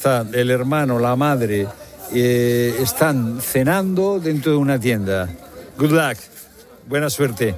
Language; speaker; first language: Spanish; native; Spanish